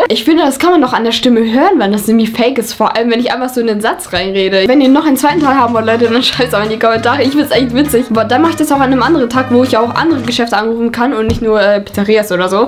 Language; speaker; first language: German; native; German